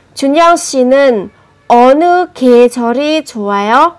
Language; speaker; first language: Korean; non-native, fluent; Vietnamese